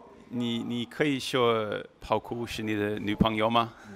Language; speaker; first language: Chinese; non-native, learner; English